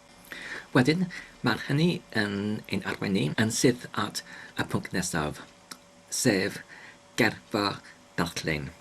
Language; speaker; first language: Welsh; non-native, learner; English